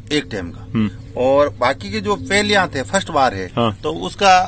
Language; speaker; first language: Hindi; native; Hindi